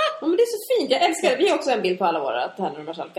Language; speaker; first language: Swedish; native; Swedish